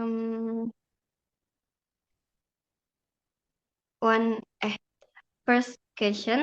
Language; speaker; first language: English; non-native, learner; Indonesian